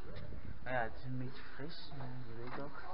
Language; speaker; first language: Dutch; non-native, local second language; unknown